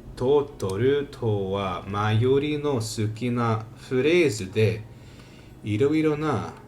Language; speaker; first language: Japanese; non-native, learner; English